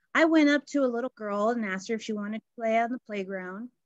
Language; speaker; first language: English; native; English